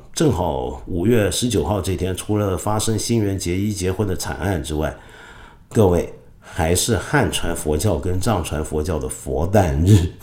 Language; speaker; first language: Chinese; non-native, local second language; Cantonese